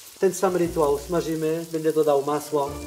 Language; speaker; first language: Polish; non-native, fluent; French